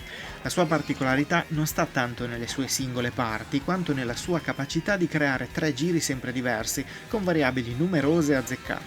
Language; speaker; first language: Italian; native; Italian